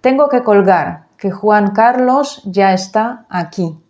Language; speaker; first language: Spanish; non-native, fluent; Polish